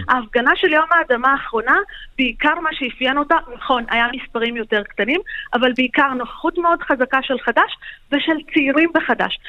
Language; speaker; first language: Hebrew; non-native, local second language; Arabic